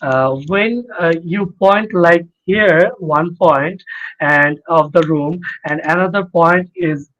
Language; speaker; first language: English; non-native, fluent; Bangla